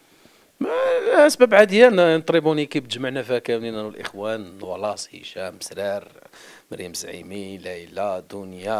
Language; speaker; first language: Arabic; native; Arabic